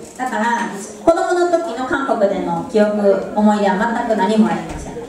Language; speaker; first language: Japanese; native; Japanese